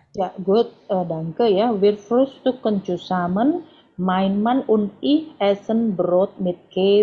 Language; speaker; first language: German; non-native, fluent; Indonesian